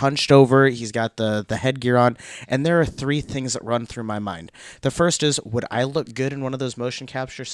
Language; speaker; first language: English; native; English